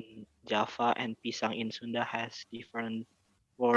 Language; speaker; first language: English; non-native, learner; Indonesian